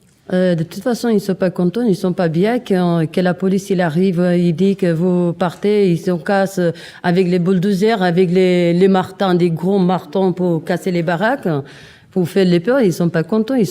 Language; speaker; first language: French; non-native, learner; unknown